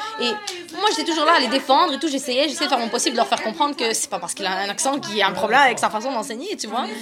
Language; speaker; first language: French; native; French